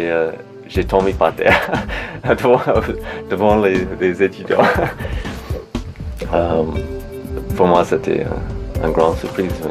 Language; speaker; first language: French; non-native, fluent; English